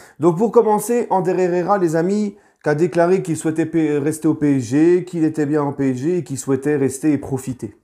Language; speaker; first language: French; native; French